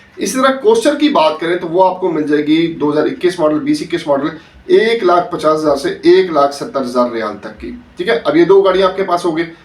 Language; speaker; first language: Urdu; native; Urdu